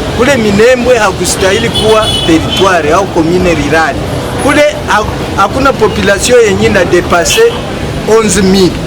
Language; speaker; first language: Swahili; native; Swahili